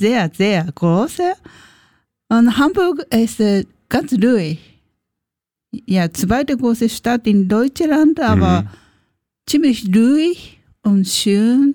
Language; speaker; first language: German; non-native, learner; Japanese